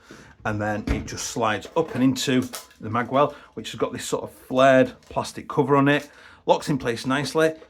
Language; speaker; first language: English; native; English